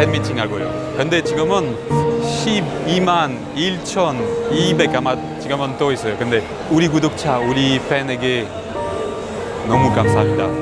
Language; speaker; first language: Korean; non-native, learner; French